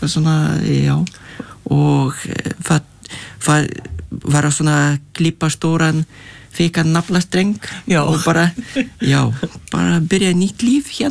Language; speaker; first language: Icelandic; non-native, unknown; Lithuanian